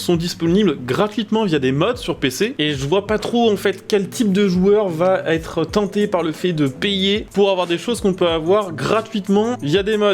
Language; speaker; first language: French; native; French